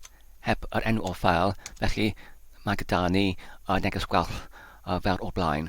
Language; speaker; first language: Welsh; non-native, learner; Polish